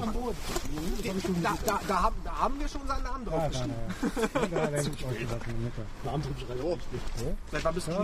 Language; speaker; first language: German; native; German